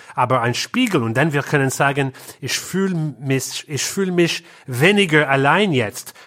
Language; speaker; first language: German; non-native, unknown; English